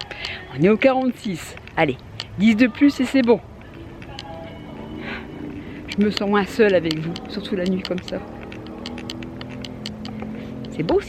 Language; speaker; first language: French; native; French